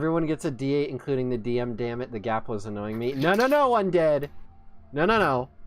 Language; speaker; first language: English; native; English